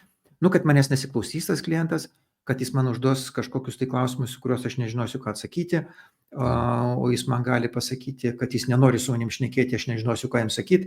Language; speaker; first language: Lithuanian; native; Lithuanian